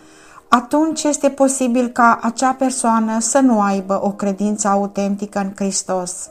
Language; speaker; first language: Romanian; native; Romanian